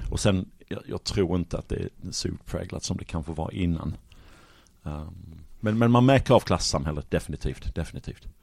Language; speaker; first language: Swedish; non-native, fluent; English